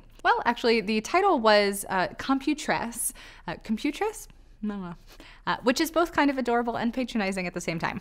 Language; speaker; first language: English; native; English